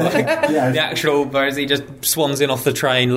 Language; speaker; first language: English; native; English